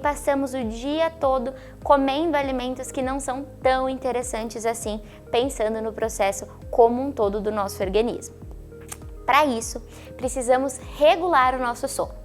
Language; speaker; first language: Portuguese; native; Portuguese